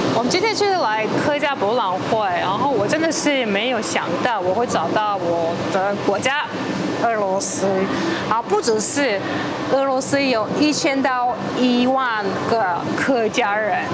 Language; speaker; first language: Chinese; non-native, fluent; Russian